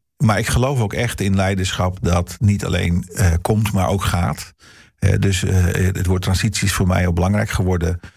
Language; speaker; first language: Dutch; early bilingual, heritage; Dutch